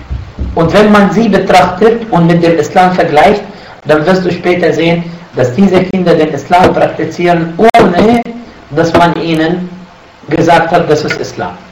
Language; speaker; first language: German; non-native, fluent; Arabic